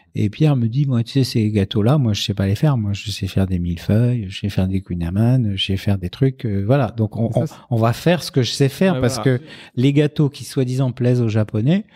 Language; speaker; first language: French; native; French